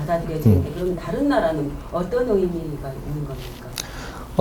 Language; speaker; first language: Korean; native; Korean